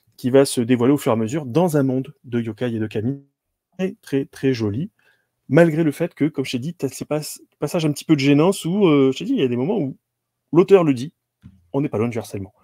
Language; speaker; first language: French; native; French